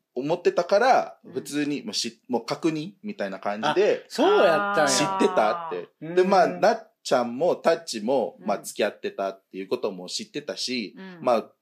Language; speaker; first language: Japanese; non-native, fluent; Filipino